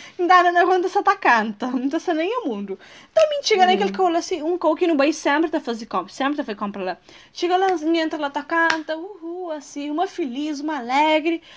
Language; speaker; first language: Portuguese; non-native, local second language; Kabuverdianu